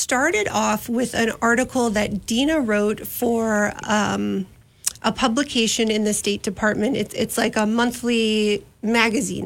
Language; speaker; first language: English; native; English